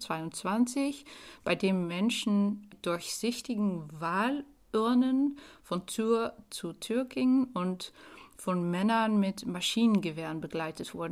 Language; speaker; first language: German; non-native, fluent; Dutch